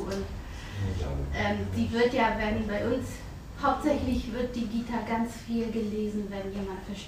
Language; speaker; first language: German; early bilingual, other home language; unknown